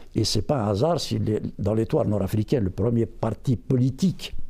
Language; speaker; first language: French; non-native, local second language; Berber languages